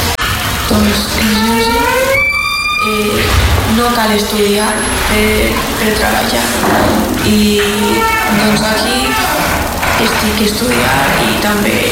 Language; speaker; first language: Catalan; non-native, learner; Georgian